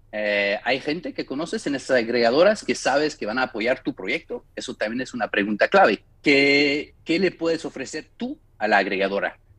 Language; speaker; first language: Spanish; non-native, fluent; French